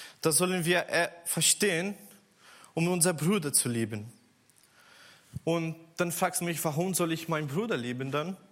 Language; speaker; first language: German; non-native, learner; Portuguese